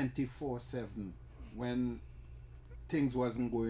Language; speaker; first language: English; native; English